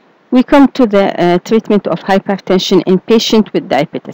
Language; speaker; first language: English; non-native, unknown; Arabic